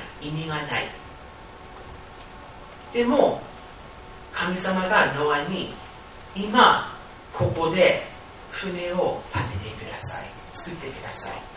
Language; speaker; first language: Japanese; non-native, fluent; English